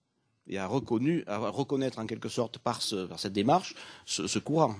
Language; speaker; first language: French; native; French